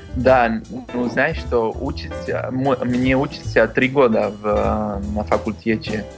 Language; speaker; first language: Russian; non-native, learner; Spanish